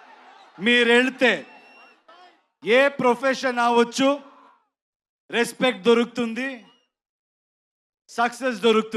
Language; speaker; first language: Telugu; non-native, learner; Kannada